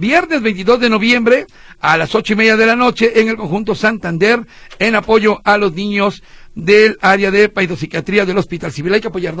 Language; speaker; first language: Spanish; native; Spanish